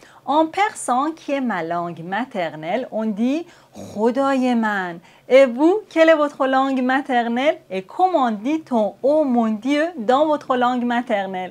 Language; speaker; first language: French; native; French